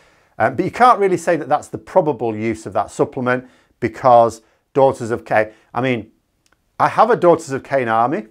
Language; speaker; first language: English; native; English